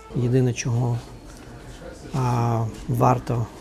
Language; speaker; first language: Ukrainian; non-native, fluent; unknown